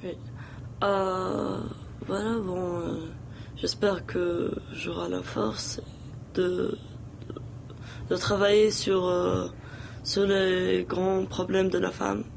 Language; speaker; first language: French; non-native, local second language; Arabic